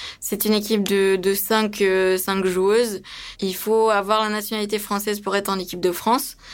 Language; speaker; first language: French; early bilingual, other home language; Romanian